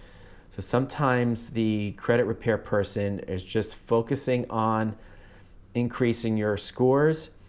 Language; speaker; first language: English; native; English